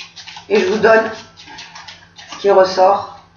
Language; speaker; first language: French; native; French